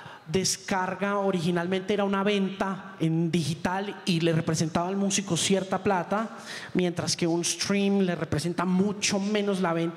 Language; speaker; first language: Spanish; native; Spanish